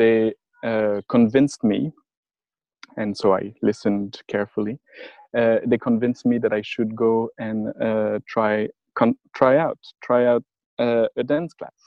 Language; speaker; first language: English; non-native, fluent; French